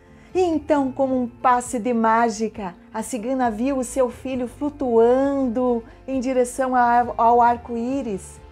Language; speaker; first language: Portuguese; native; Portuguese